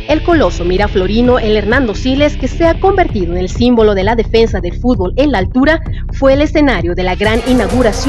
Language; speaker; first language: Spanish; native; Spanish